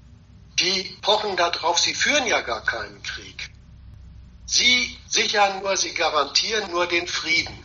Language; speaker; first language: German; native; German